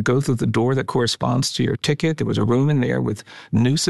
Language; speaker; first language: English; native; English